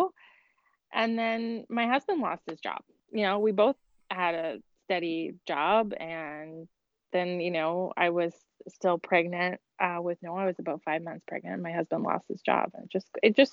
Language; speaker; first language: English; native; English